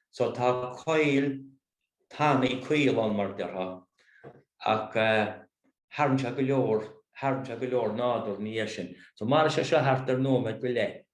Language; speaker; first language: Irish; native; Irish